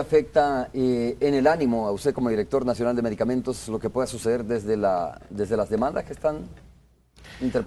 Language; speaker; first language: Spanish; native; Spanish